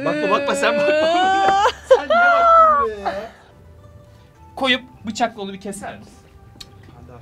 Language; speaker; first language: Turkish; native; Turkish